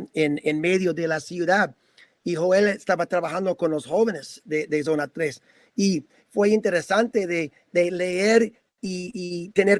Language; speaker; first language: Spanish; non-native, fluent; English